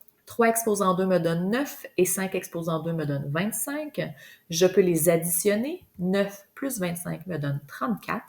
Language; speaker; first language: French; native; French